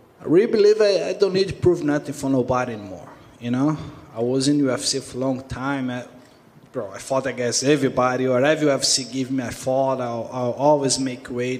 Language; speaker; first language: English; non-native, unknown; Portuguese